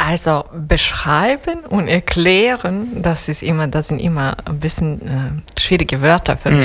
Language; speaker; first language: German; non-native, fluent; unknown